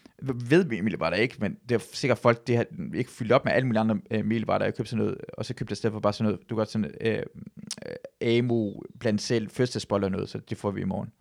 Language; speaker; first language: Danish; early bilingual, other home language; Persian